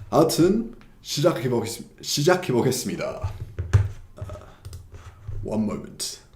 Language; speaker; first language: Korean; non-native, fluent; English